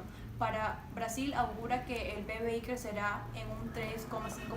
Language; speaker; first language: Spanish; native; Spanish